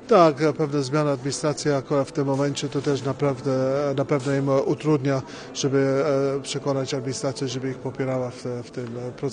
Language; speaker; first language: Polish; early bilingual, heritage; English